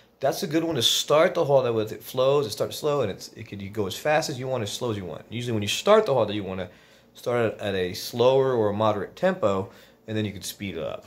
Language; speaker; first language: English; native; English